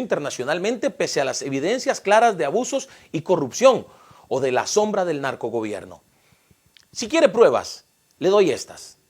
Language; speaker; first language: Spanish; native; Spanish